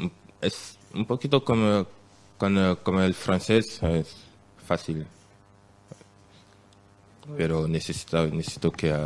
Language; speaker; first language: Spanish; non-native, learner; French